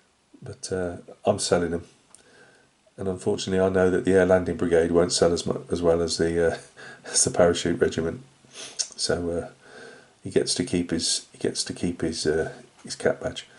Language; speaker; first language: English; native; English